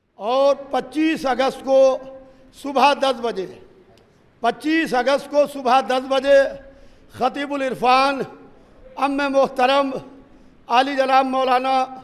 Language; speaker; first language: Urdu; native; Urdu